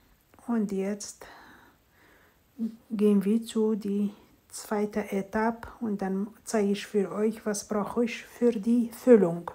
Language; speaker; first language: German; non-native, fluent; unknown